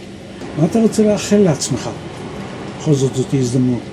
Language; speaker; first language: Hebrew; native; Hebrew